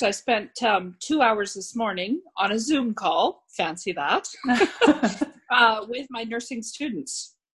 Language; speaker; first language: English; native; English